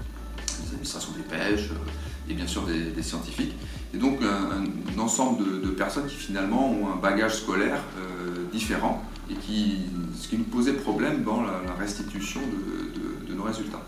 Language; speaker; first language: French; native; French